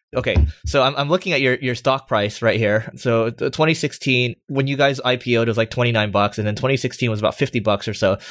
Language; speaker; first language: English; native; English